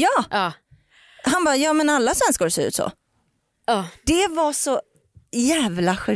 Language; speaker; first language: Swedish; native; Swedish